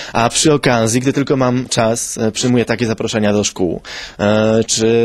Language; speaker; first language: Polish; early bilingual, other home language; Spanish